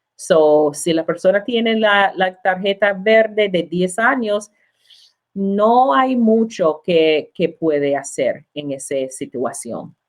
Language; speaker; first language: Spanish; non-native, learner; English